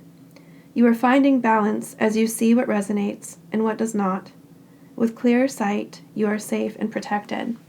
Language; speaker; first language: English; native; English